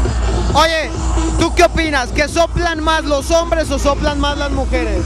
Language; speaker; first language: Spanish; native; Spanish